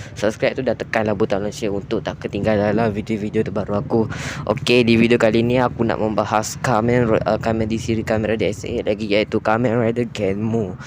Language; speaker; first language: Malay; native; Malay